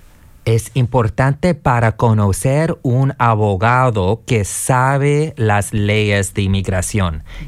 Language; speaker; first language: Spanish; non-native, learner; English